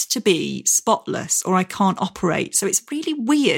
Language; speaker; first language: English; native; English